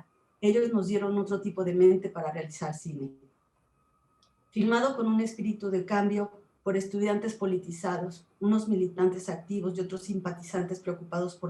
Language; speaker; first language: Spanish; native; Spanish